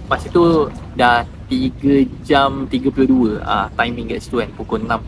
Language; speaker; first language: Malay; native; Malay